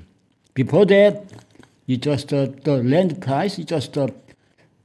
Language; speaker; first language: English; non-native, learner; Korean